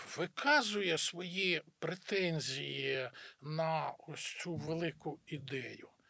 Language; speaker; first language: Ukrainian; native; Ukrainian